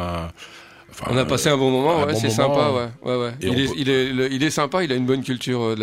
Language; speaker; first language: French; native; French